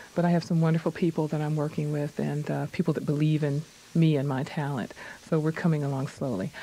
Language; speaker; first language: English; native; English